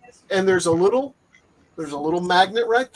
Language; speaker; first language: English; native; English